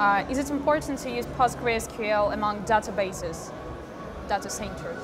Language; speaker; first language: English; non-native, fluent; Russian